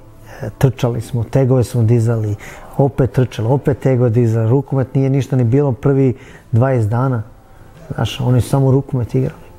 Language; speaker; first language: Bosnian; early bilingual, heritage; Bosnian